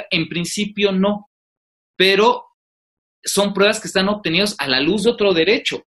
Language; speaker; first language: Spanish; native; Spanish